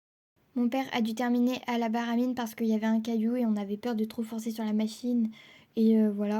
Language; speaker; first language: French; native; French